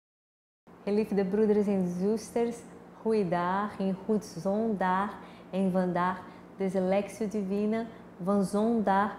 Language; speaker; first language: Dutch; non-native, fluent; Portuguese